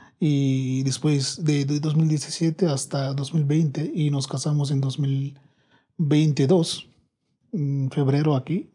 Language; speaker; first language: Spanish; non-native, learner; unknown